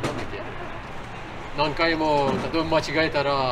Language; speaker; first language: Japanese; non-native, learner; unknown